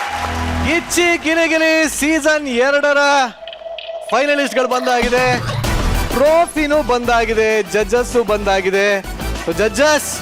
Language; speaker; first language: Kannada; native; Kannada